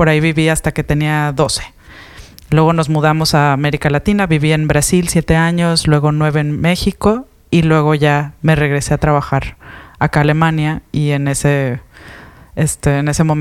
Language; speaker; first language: Spanish; native; Spanish